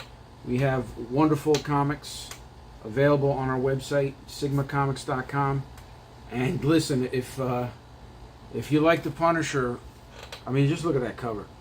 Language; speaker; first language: English; native; English